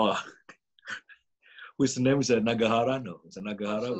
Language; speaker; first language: English; non-native, fluent; Indonesian